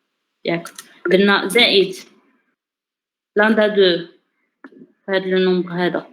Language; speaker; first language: Arabic; native; Arabic